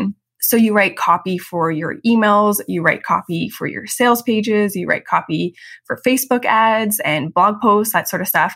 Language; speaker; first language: English; native; English